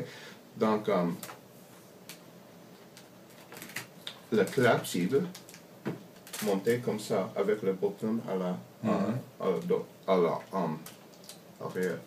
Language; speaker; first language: French; non-native, learner; English